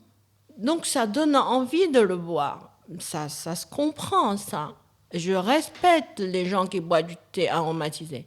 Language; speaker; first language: French; non-native, fluent; Chinese